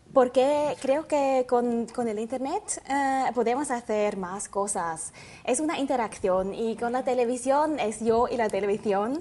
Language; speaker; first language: Spanish; non-native, learner; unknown